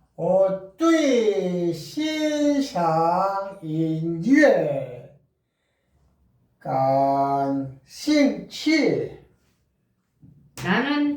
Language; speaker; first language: Chinese; non-native, learner; Korean